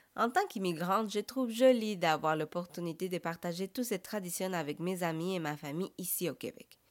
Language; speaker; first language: French; non-native, fluent; Spanish